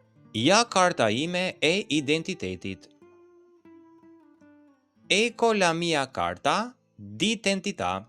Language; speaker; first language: Italian; non-native, fluent; Albanian